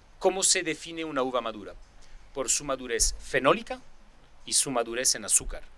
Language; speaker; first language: Spanish; non-native, fluent; French